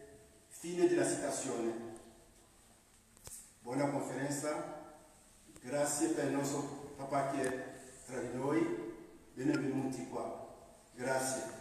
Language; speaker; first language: Italian; non-native, fluent; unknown